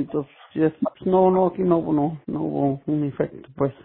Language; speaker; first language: Spanish; native; Spanish